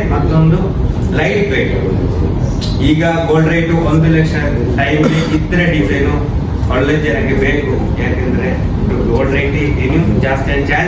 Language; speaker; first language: Kannada; non-native, local second language; Malayalam